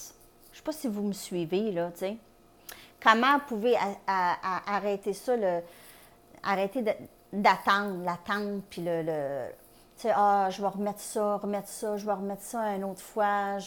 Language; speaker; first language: French; native; French